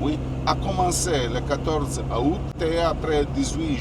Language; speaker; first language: French; non-native, learner; Italian